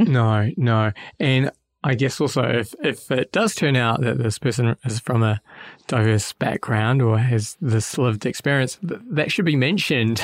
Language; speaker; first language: English; native; English